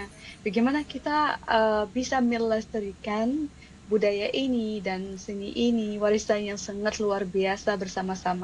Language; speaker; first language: Indonesian; non-native, fluent; Arabic